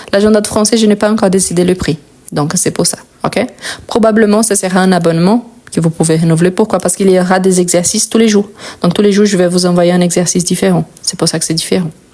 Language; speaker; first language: French; non-native, fluent; Portuguese